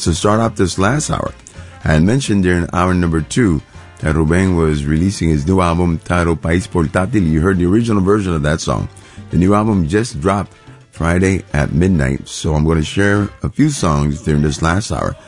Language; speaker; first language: English; non-native, local second language; Spanish